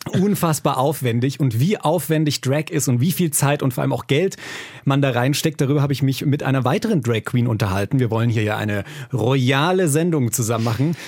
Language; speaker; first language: German; native; German